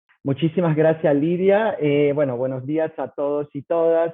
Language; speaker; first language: Spanish; native; Spanish